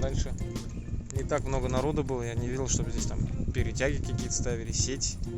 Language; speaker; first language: Russian; native; Russian